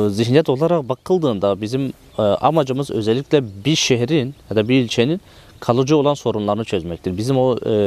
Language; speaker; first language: Turkish; native; Turkish